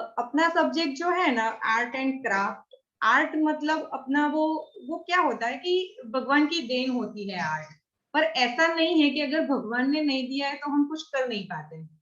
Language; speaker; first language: Hindi; non-native, local second language; Gujarati